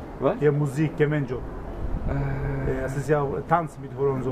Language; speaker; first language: German; non-native, learner; Turkish